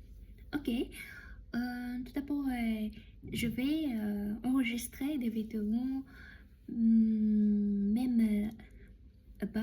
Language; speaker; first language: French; non-native, learner; Chinese